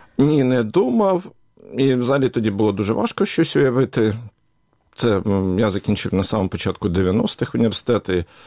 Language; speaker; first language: Ukrainian; native; Ukrainian